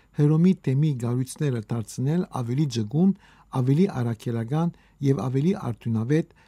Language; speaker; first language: Armenian; native; Armenian